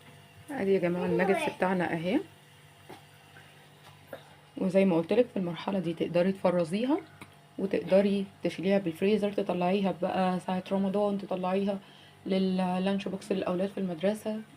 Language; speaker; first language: Arabic; native; Arabic